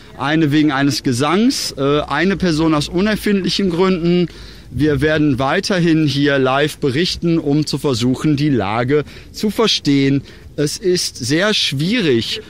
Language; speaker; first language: German; native; German